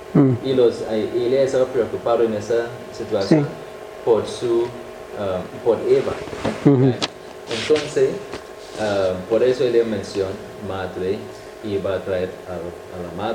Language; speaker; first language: Spanish; non-native, fluent; English